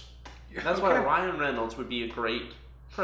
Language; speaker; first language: English; native; English